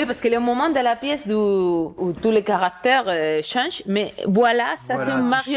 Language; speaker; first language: French; non-native, learner; Spanish